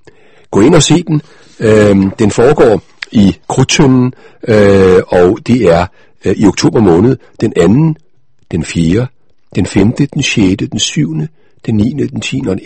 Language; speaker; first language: Danish; native; Danish